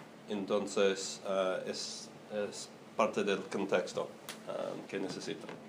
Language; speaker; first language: Spanish; non-native, learner; English